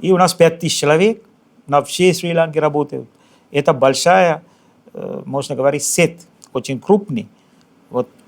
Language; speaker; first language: Russian; non-native, fluent; Sinhala